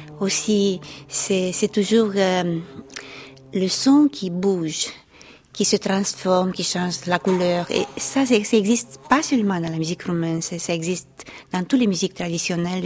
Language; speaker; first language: French; non-native, fluent; Romanian